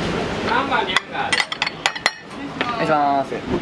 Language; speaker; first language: Japanese; native; Japanese